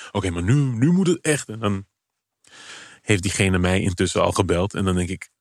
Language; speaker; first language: Dutch; early bilingual, other home language; Kabuverdianu